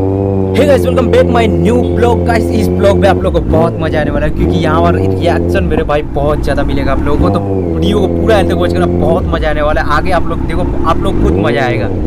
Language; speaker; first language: Hindi; native; Hindi